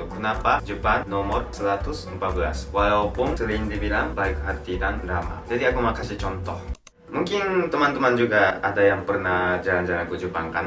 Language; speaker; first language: Indonesian; non-native, fluent; Japanese